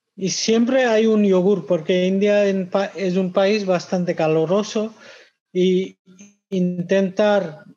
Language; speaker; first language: Spanish; non-native, fluent; Bangla